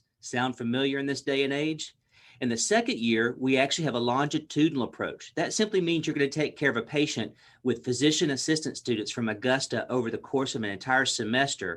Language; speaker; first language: English; native; English